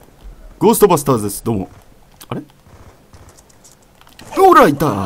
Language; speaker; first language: Japanese; native; Japanese